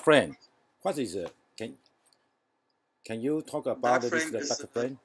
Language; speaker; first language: English; non-native, learner; Chinese